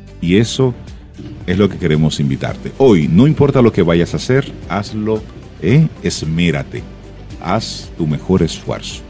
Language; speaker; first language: Spanish; native; Spanish